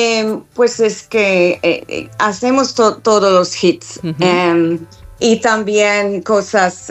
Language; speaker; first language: Spanish; non-native, fluent; English